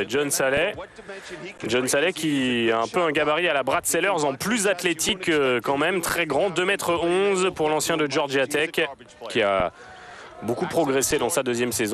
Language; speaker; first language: French; native; French